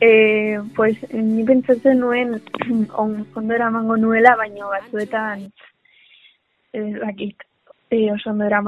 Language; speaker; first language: Basque; non-native, local second language; Spanish